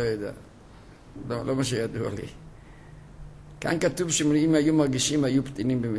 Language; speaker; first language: Hebrew; non-native, fluent; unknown